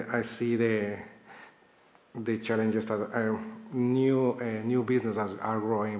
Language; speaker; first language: English; non-native, fluent; Spanish